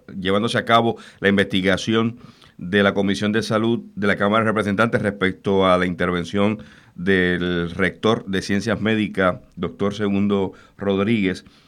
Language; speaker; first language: Spanish; native; Spanish